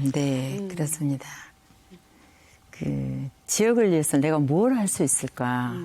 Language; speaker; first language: Korean; native; Korean